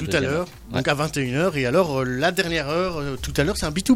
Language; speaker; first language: French; native; French